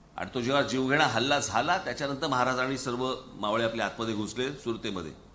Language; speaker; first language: Marathi; native; Marathi